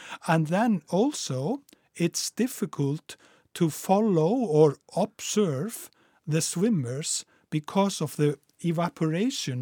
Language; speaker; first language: English; non-native, fluent; Icelandic